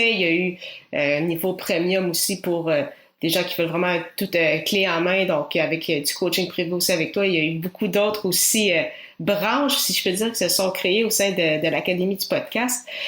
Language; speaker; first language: French; native; French